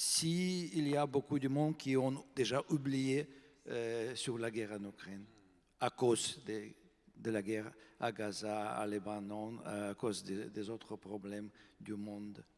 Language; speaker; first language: French; non-native, fluent; Russian